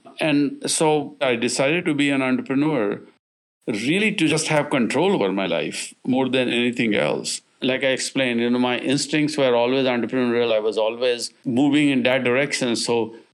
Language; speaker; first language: English; non-native, local second language; Hindi